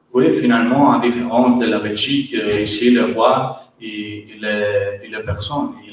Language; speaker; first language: French; non-native, learner; Catalan